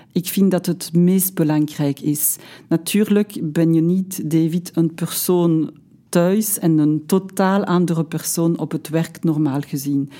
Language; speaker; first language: Dutch; non-native, local second language; French